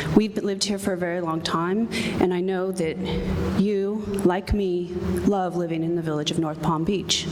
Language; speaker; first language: English; native; English